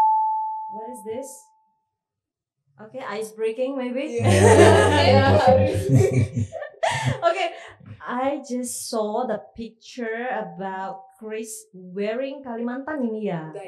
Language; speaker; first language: English; non-native, fluent; Indonesian